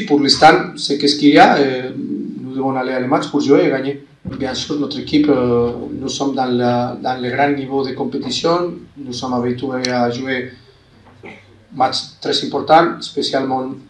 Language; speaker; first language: French; non-native, fluent; Spanish